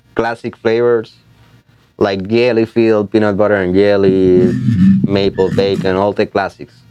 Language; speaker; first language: English; non-native, fluent; Spanish